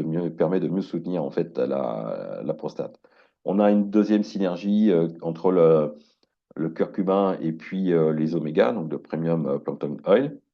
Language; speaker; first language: French; native; French